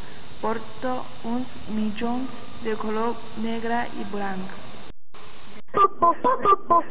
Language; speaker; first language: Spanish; non-native, local second language; Catalan